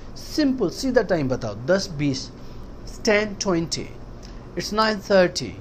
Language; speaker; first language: Urdu; native; Urdu